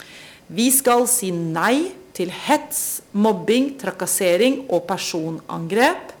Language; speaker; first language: Norwegian; native; Norwegian